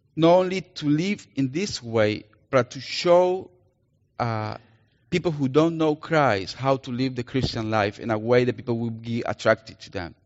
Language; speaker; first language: English; non-native, fluent; Spanish